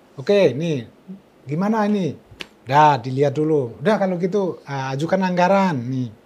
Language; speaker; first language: Indonesian; non-native, local second language; Tetum